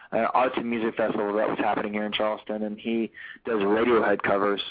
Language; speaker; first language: English; native; English